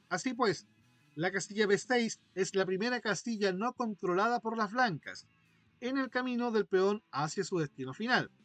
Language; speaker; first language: Spanish; native; Spanish